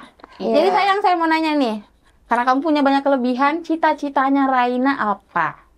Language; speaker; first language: Indonesian; native; Indonesian